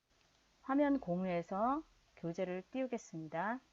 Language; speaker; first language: Korean; native; Korean